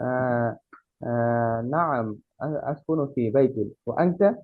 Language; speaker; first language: Arabic; non-native, fluent; Bangla